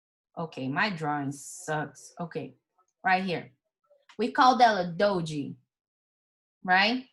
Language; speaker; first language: English; non-native, fluent; Portuguese